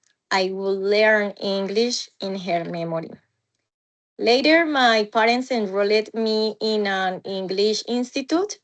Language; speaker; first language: English; non-native, learner; Spanish